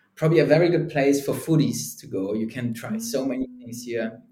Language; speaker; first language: English; non-native, fluent; German